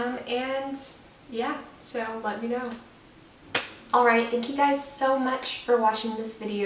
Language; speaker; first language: English; native; English